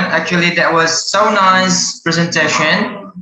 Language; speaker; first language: English; non-native, learner; Indonesian